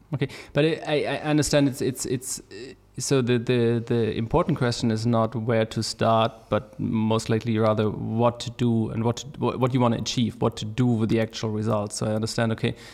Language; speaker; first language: English; non-native, fluent; German